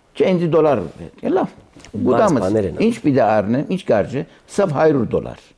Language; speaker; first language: Armenian; early bilingual, heritage; Armenian